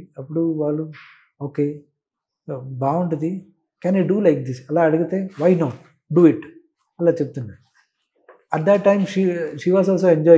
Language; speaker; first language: Telugu; non-native, learner; Malayalam